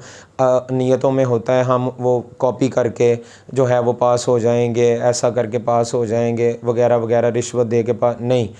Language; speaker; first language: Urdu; non-native, local second language; Punjabi